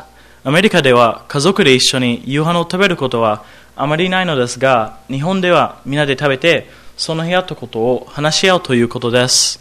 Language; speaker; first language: Japanese; non-native, learner; English